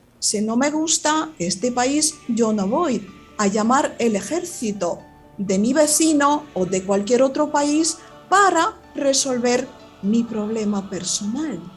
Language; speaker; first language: Spanish; non-native, fluent; Russian